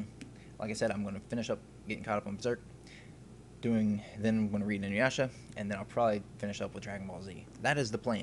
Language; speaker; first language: English; native; English